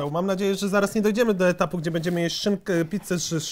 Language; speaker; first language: Polish; native; Polish